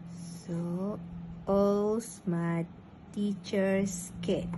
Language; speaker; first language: English; non-native, local second language; Malay